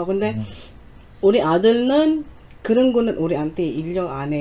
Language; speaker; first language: Korean; non-native, learner; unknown